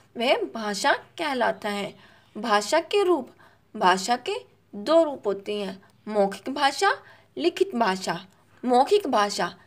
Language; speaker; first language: Hindi; native; Hindi